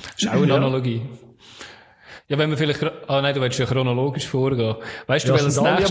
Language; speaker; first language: German; native; German